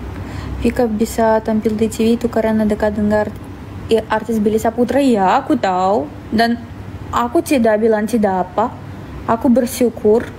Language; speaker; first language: Indonesian; non-native, fluent; Russian